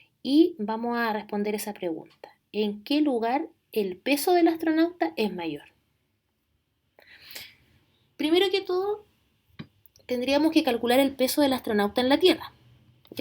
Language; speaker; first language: Spanish; native; Spanish